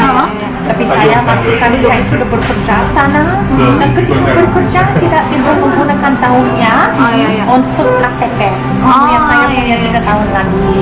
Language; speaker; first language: Indonesian; non-native, learner; English